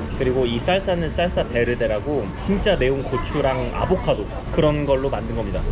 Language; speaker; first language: Korean; native; Korean